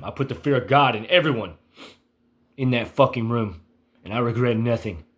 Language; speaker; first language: English; native; English